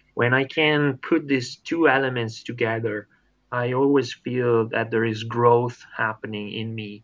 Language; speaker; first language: English; non-native, fluent; Italian